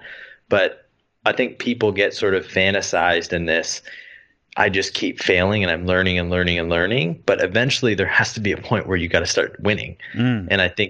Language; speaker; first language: English; native; English